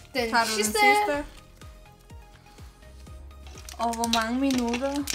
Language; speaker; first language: Danish; non-native, learner; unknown